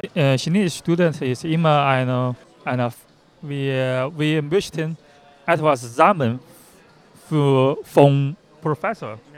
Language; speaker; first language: German; non-native, learner; Chinese